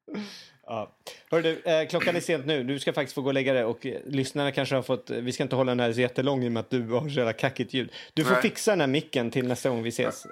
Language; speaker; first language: Swedish; native; Swedish